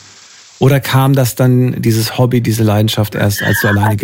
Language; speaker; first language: German; native; German